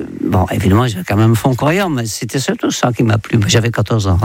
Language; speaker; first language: French; non-native, fluent; Dutch